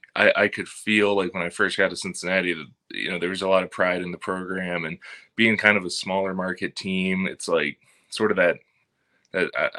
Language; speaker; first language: English; native; English